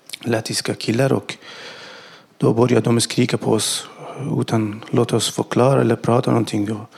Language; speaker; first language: Swedish; non-native, learner; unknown